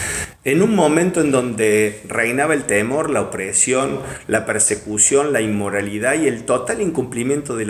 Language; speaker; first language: Spanish; native; Spanish